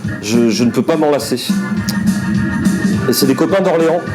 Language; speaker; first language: French; native; French